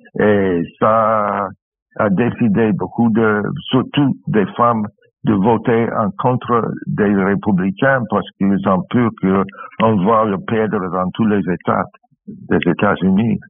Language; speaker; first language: French; non-native, learner; English